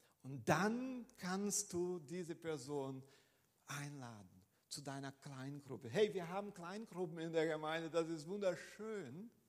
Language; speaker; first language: German; non-native, fluent; Portuguese